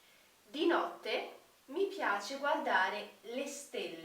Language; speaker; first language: Italian; non-native, fluent; Portuguese